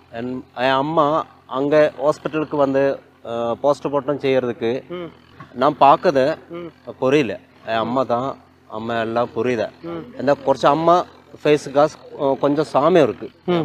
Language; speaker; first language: Tamil; non-native, learner; Malayalam